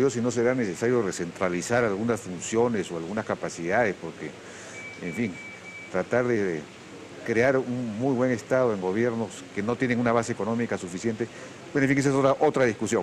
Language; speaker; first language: Spanish; native; Spanish